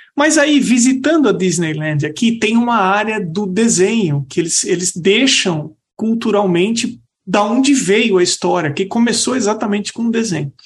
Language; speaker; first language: Portuguese; native; Portuguese